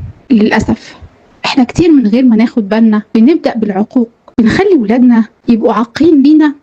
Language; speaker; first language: Arabic; native; Arabic